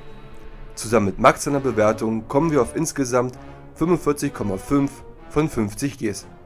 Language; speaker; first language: German; native; German